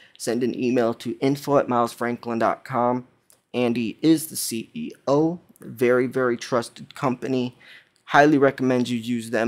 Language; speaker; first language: English; native; English